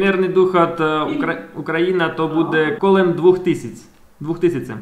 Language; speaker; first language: Czech; non-native, learner; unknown